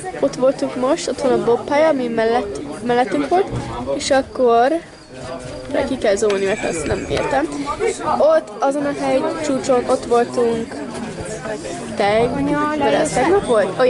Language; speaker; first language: Hungarian; early bilingual, heritage; Hungarian